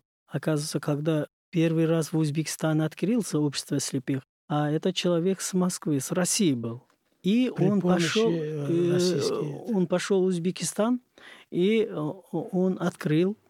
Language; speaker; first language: Russian; non-native, learner; Uzbek